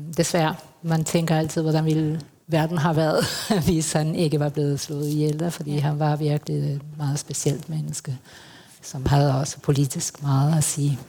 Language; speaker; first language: Danish; early bilingual, heritage; Spanish